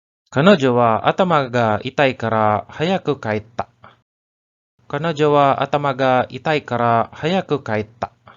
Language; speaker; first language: Japanese; non-native, learner; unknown